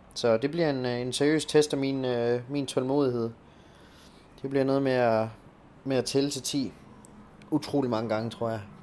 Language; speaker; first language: Danish; native; Danish